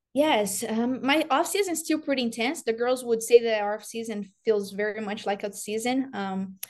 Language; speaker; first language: English; non-native, fluent; Portuguese